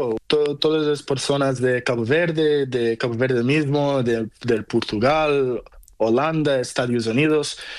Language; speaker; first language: Spanish; non-native, learner; Portuguese